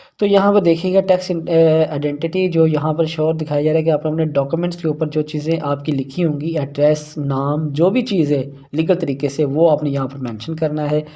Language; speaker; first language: Urdu; non-native, local second language; Punjabi